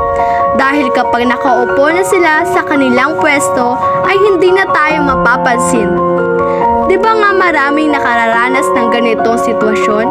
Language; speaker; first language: Filipino; native; Filipino